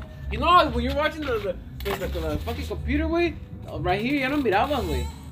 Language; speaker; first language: English; early bilingual, other home language; Spanish